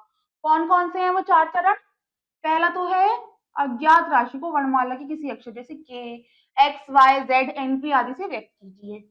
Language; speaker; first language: Hindi; native; Hindi